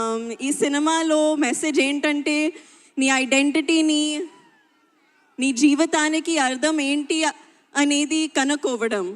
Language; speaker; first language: Telugu; non-native, local second language; Hindi